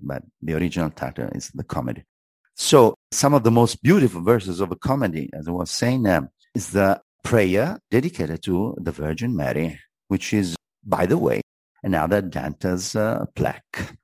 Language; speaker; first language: English; non-native, fluent; Italian